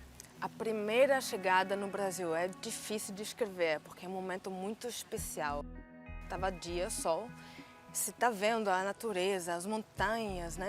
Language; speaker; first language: Portuguese; non-native, fluent; German